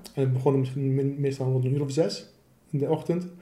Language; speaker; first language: Dutch; early bilingual, other home language; Arabic